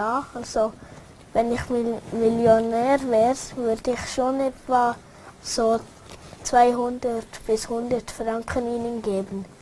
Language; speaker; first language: German; early bilingual, other home language; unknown